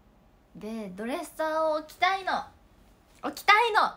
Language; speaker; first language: Japanese; native; Japanese